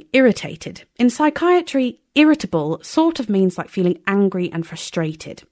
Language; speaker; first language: English; native; English